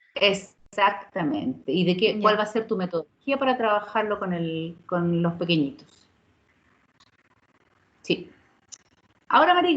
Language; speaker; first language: Spanish; native; Spanish